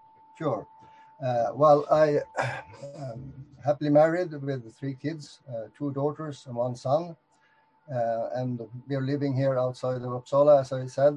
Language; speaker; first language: English; non-native, fluent; Swedish